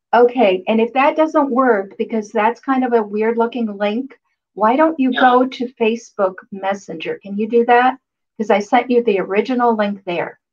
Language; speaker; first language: English; non-native, fluent; Hebrew